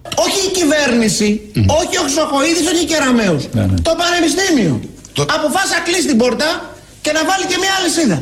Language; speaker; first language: Greek; native; Greek